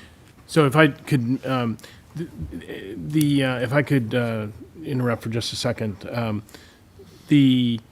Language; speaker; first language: English; native; English